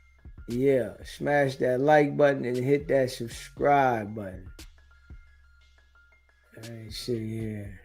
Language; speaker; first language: English; native; English